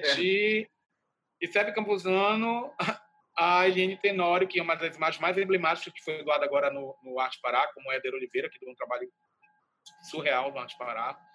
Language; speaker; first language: Portuguese; native; Portuguese